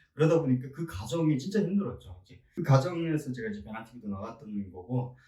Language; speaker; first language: Korean; native; Korean